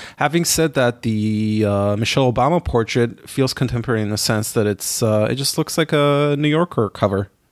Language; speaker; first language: English; non-native, fluent; Hebrew